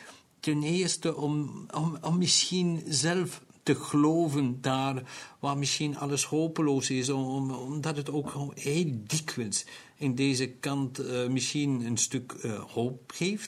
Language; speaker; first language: Dutch; non-native, local second language; German